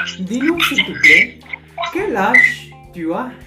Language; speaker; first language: French; non-native, learner; Spanish